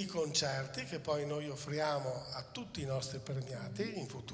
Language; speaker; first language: Italian; native; Italian